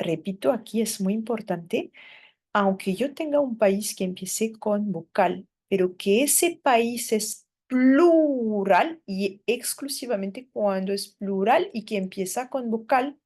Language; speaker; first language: Spanish; non-native, fluent; French